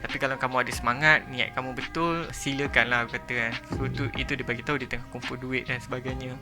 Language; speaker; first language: Malay; native; Malay